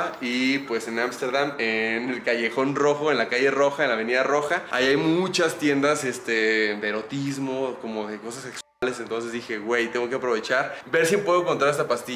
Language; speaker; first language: Spanish; native; Spanish